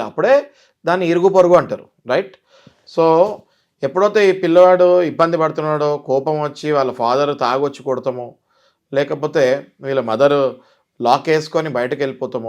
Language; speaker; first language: Telugu; native; Telugu